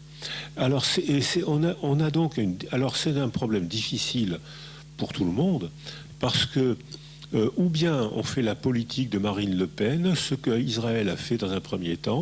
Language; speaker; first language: French; native; French